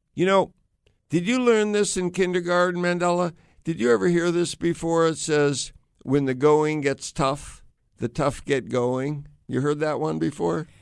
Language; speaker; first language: English; native; English